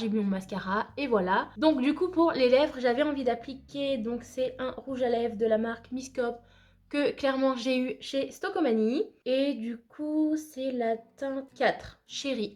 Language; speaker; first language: French; native; French